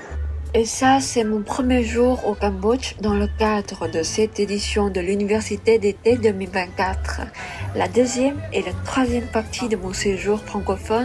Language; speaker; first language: French; non-native, fluent; Vietnamese